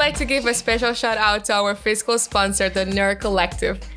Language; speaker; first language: English; non-native, fluent; Spanish